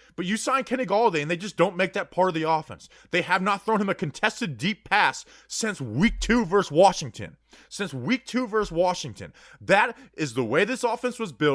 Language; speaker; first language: English; native; English